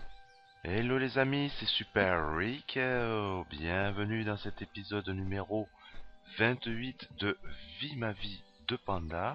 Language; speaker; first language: French; native; French